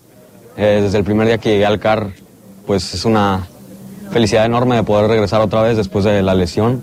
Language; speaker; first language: Spanish; native; Spanish